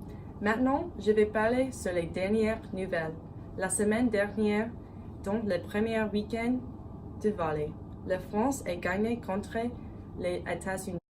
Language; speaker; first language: French; non-native, learner; English